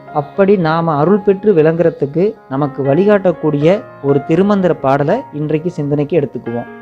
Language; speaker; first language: Tamil; native; Tamil